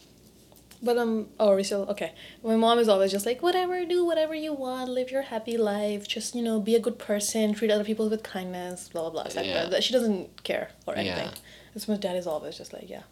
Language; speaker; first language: English; non-native, local second language; Urdu